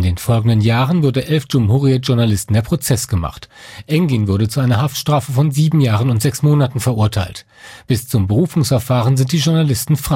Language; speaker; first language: German; native; German